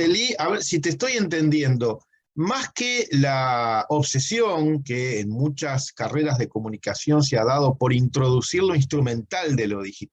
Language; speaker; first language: Spanish; native; Spanish